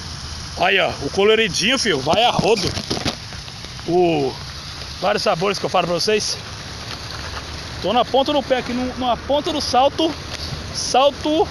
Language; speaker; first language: Portuguese; native; Portuguese